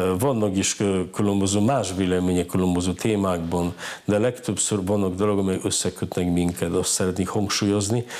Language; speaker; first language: Hungarian; non-native, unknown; Polish